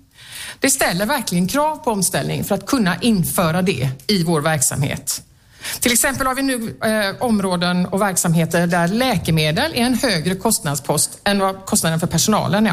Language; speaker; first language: Swedish; native; Swedish